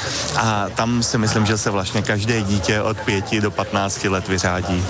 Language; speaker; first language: Czech; native; Czech